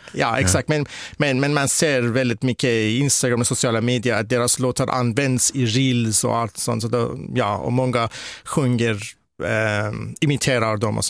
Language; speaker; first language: Swedish; non-native, fluent; Persian